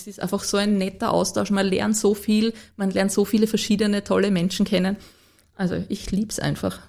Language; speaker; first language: German; native; German